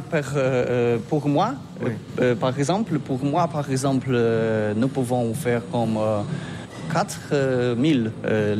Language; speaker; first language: French; non-native, learner; Polish